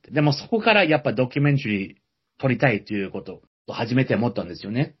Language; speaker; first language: Japanese; non-native, fluent; English